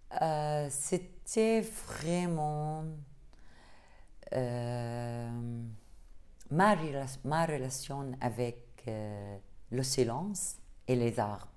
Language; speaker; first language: French; non-native, learner; Arabic